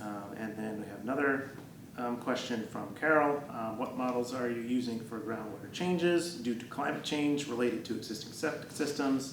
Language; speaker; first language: English; native; English